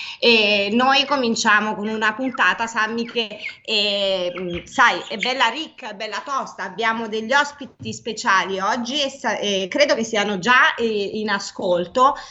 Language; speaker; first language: Italian; native; Italian